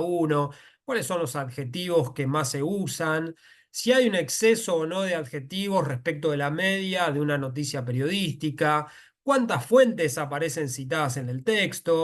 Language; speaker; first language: Spanish; native; Spanish